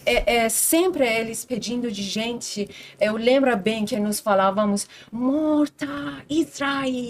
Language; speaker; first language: Portuguese; non-native, learner; Persian